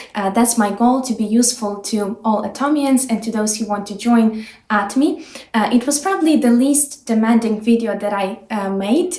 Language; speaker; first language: English; non-native, fluent; Ukrainian